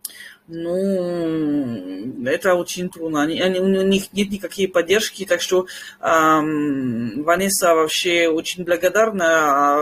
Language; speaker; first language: Russian; non-native, fluent; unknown